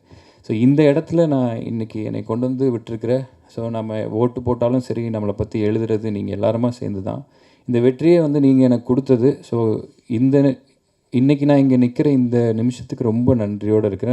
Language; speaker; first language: Tamil; native; Tamil